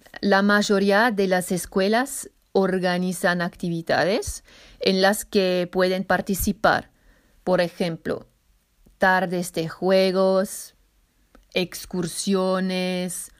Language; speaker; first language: Spanish; non-native, fluent; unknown